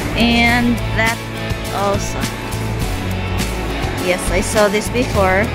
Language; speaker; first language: English; non-native, learner; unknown